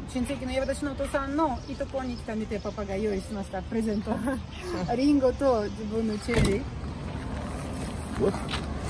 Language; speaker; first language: Japanese; non-native, learner; Russian